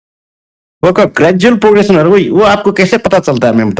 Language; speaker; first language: Hindi; non-native, local second language; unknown